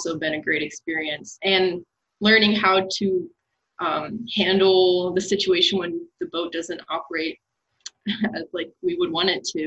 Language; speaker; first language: English; native; English